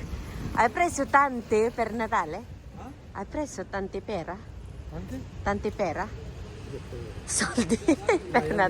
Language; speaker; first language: Italian; non-native, learner; Filipino